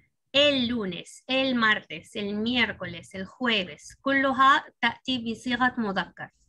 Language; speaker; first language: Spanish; non-native, fluent; Arabic